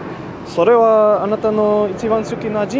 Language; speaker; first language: Japanese; non-native, learner; English